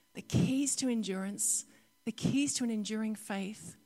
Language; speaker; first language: English; native; English